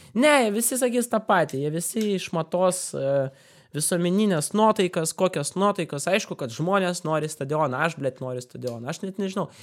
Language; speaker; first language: Lithuanian; non-native, local second language; Russian